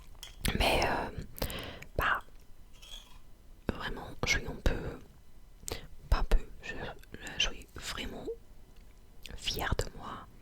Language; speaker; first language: French; non-native, fluent; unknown